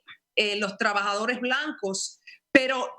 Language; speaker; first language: Spanish; early bilingual, heritage; Spanish